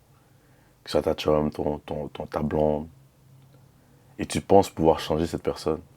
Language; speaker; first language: French; native; French